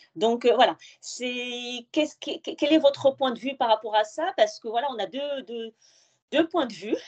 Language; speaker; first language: French; non-native, local second language; Arabic